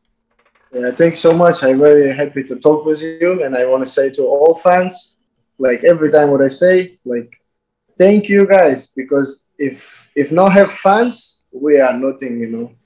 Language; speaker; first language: English; non-native, learner; Azerbaijani